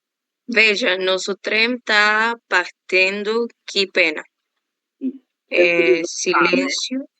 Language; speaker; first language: Portuguese; non-native, learner; Spanish